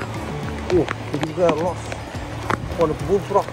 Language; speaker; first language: English; non-native, learner; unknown